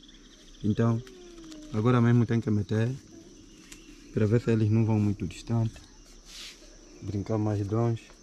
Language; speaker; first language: Portuguese; non-native, fluent; Vietnamese